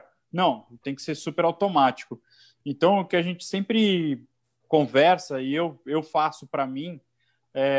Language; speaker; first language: Portuguese; native; Portuguese